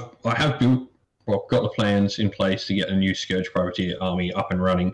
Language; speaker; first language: English; native; English